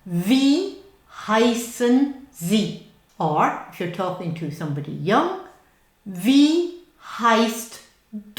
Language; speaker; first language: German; non-native, fluent; English